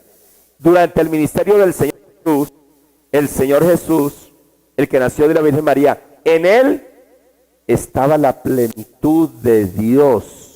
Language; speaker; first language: Spanish; native; Spanish